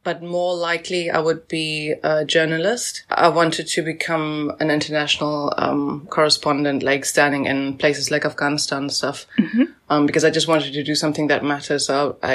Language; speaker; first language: English; native; English